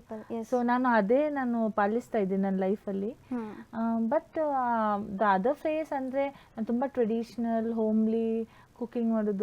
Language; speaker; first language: Kannada; non-native, learner; Hindi